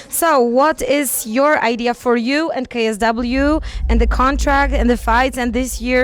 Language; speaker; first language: English; non-native, fluent; Polish